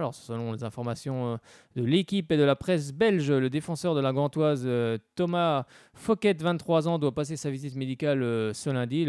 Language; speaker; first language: French; native; French